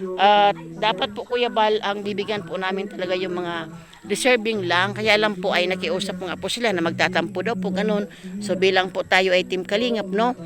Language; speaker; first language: Filipino; non-native, local second language; Masbatenyo